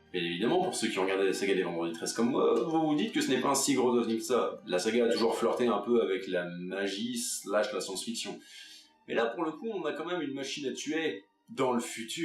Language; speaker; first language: French; native; French